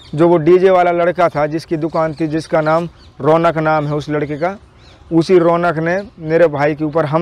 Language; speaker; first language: Hindi; native; Hindi